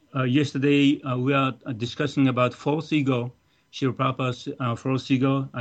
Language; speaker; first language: English; non-native, learner; Japanese